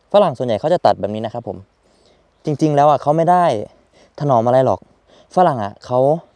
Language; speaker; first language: Thai; native; Thai